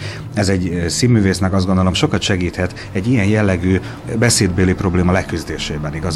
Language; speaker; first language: Hungarian; native; Hungarian